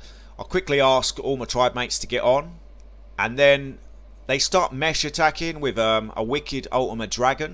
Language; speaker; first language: English; native; English